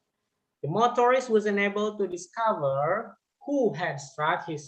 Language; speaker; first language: English; non-native, fluent; Indonesian